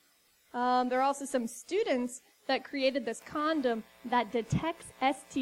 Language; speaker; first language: English; native; English